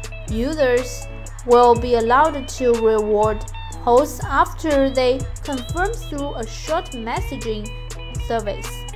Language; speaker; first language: English; non-native, fluent; Chinese